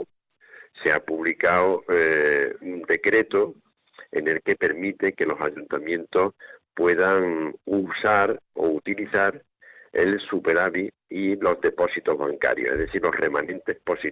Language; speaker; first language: Spanish; native; Spanish